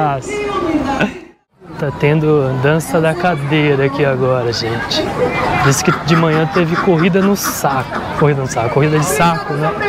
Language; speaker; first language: Portuguese; native; Portuguese